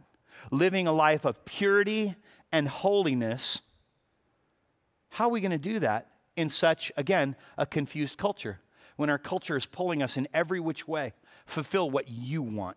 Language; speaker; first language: English; native; English